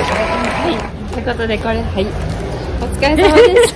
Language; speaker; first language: Japanese; native; Japanese